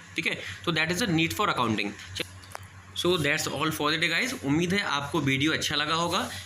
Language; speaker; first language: Hindi; native; Hindi